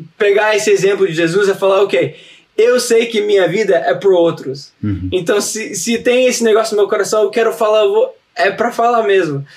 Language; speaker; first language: Portuguese; early bilingual, heritage; Portuguese